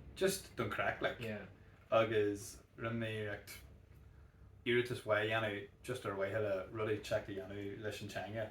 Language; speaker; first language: Irish; native; Irish